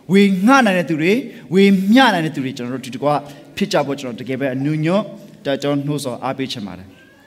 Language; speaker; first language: Burmese; non-native, local second language; Tedim Chin